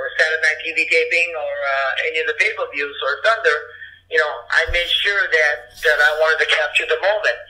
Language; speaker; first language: English; early bilingual, other home language; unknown